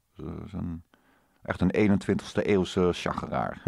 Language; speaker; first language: Dutch; native; Dutch